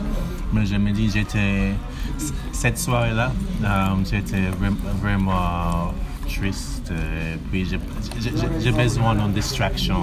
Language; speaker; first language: French; non-native, learner; English